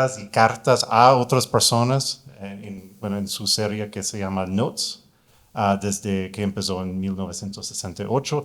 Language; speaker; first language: Spanish; non-native, fluent; English